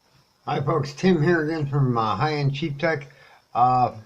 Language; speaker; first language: English; native; English